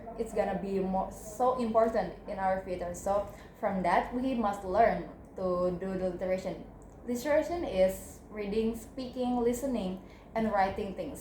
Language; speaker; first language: English; non-native, learner; Indonesian